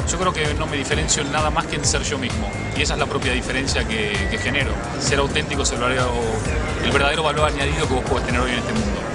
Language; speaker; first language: Spanish; native; Spanish